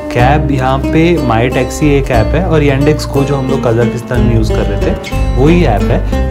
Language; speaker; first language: Hindi; native; Hindi